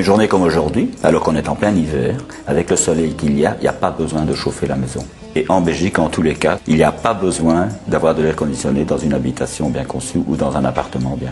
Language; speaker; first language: French; native; French